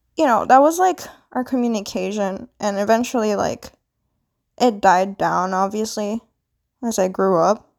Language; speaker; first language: English; non-native, local second language; Filipino